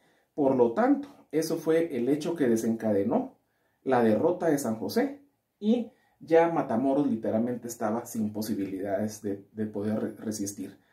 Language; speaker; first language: Spanish; native; Spanish